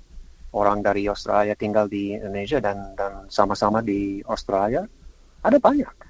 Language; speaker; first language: Indonesian; non-native, learner; English